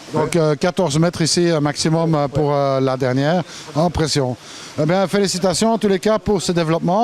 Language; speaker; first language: French; native; French